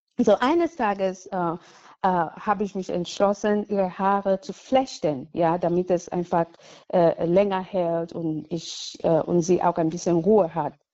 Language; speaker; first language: German; non-native, fluent; English